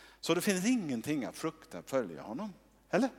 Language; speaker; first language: Swedish; non-native, fluent; English